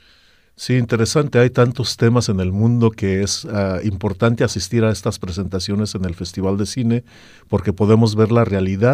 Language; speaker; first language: Spanish; native; Spanish